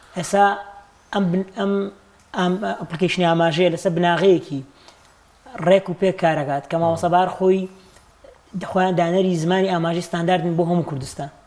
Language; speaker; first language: Central Kurdish; native; Central Kurdish